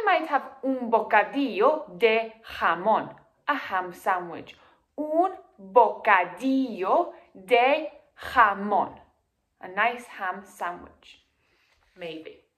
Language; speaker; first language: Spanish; non-native, fluent; English